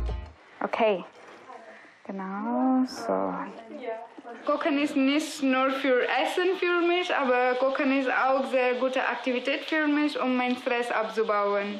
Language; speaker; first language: German; non-native, fluent; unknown